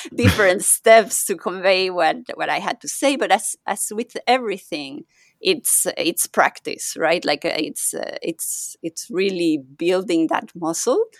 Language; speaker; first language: English; non-native, fluent; Spanish